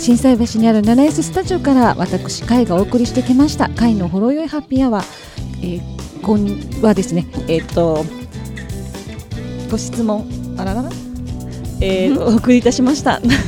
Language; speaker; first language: Japanese; native; Japanese